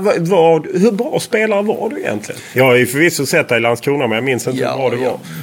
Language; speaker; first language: Swedish; native; Swedish